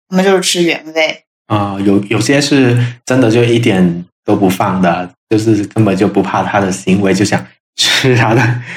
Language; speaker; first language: Chinese; non-native, local second language; Min Nan Chinese